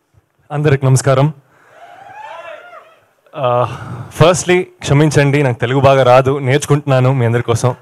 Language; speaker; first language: Telugu; non-native, learner; Kannada